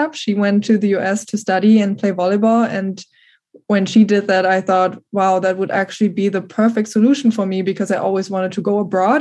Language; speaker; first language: English; non-native, fluent; German